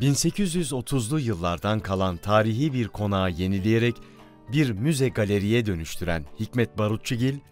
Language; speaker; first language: Turkish; native; Turkish